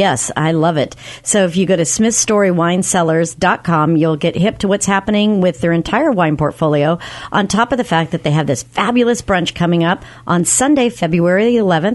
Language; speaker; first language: English; native; English